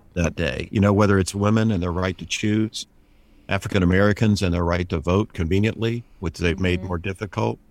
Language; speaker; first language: English; native; English